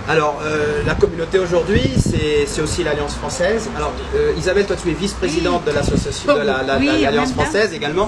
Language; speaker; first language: French; native; French